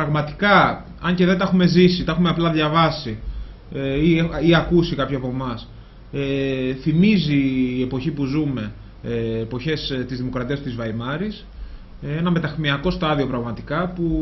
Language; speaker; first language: Greek; native; Greek